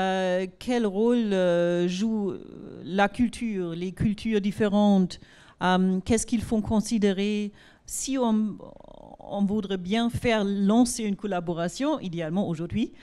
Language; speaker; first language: French; non-native, fluent; German